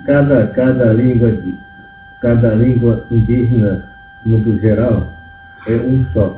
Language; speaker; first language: Portuguese; non-native, local second language; Yanomámi